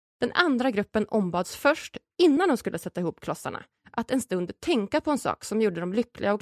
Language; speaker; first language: Swedish; native; Swedish